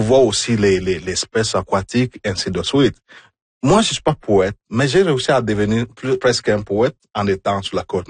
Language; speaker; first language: French; non-native, fluent; Igbo